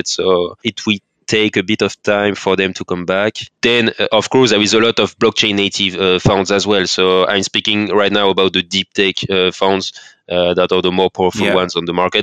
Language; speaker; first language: English; non-native, fluent; French